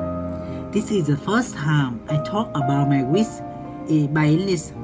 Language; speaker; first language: English; non-native, learner; Vietnamese